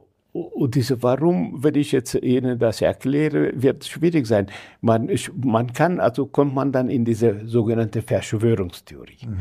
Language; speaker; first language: German; non-native, fluent; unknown